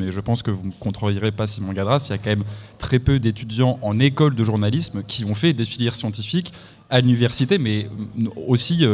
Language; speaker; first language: French; native; French